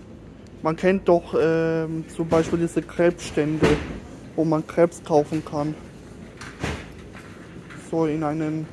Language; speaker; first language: German; non-native, fluent; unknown